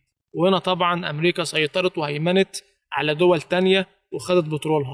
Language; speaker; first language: Arabic; native; Arabic